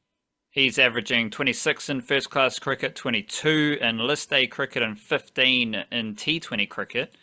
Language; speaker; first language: English; native; English